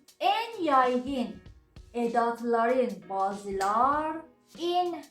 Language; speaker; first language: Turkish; non-native, learner; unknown